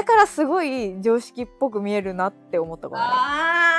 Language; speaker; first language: Japanese; native; Japanese